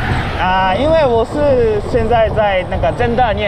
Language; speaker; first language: Chinese; non-native, learner; Japanese